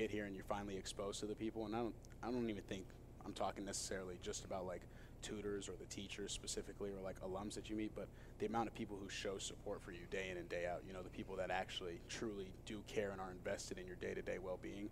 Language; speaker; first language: English; native; English